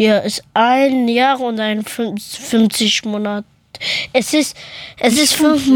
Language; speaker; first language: German; early bilingual, other home language; Persian